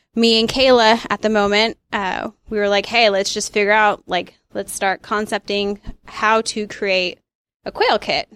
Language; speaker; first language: English; native; English